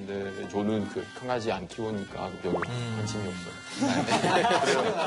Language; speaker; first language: Korean; non-native, fluent; French